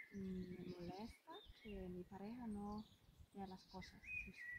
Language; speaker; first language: Spanish; non-native, learner; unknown